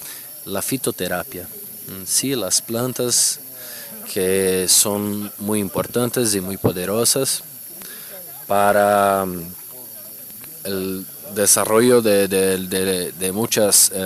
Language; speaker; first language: Spanish; non-native, fluent; Portuguese